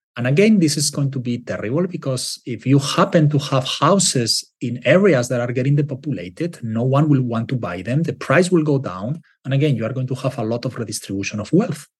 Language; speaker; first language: English; non-native, fluent; Spanish